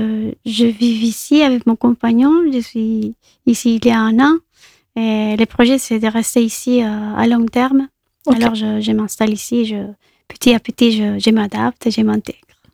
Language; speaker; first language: French; non-native, fluent; Spanish